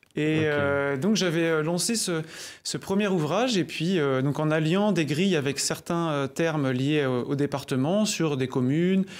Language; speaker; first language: French; native; French